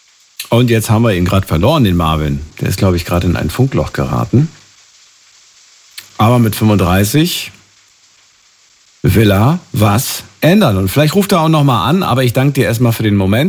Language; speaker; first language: German; native; German